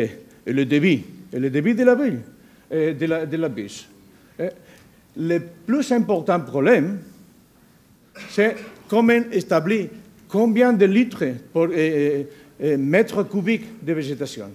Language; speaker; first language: French; non-native, learner; Spanish